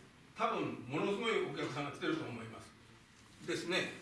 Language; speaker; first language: Japanese; native; Japanese